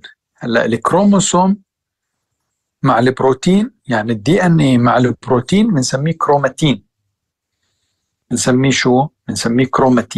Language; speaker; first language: Arabic; native; Arabic